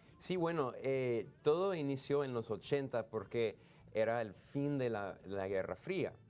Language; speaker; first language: Spanish; non-native, fluent; English